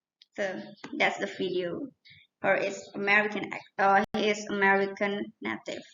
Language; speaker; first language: English; non-native, learner; Indonesian